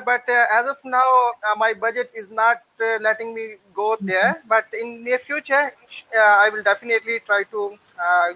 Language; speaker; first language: English; non-native, learner; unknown